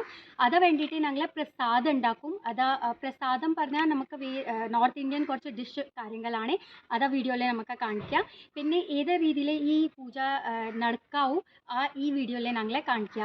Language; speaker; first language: Malayalam; non-native, learner; Hindi